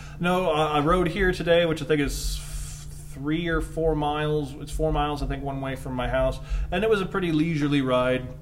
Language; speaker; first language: English; native; English